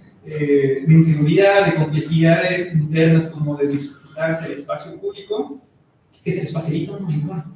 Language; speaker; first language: Spanish; native; Spanish